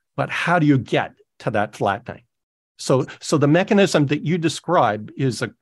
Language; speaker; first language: English; native; English